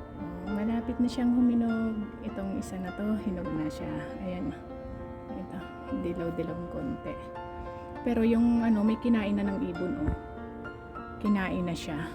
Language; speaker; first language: Filipino; non-native, local second language; Bikol